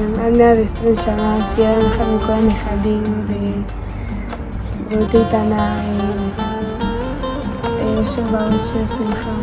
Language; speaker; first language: Hebrew; native; Hebrew